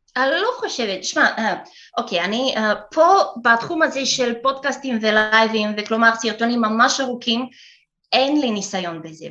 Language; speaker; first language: Hebrew; non-native, fluent; Russian